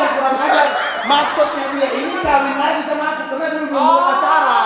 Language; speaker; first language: Indonesian; native; Indonesian